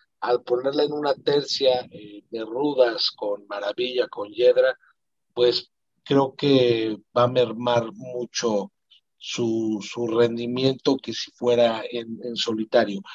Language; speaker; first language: Spanish; native; Spanish